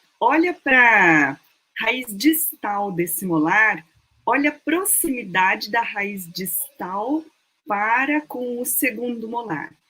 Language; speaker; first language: Portuguese; native; Portuguese